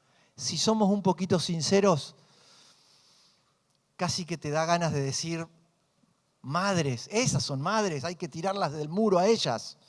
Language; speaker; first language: Spanish; native; Spanish